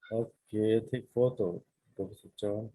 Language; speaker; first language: English; non-native, learner; Thai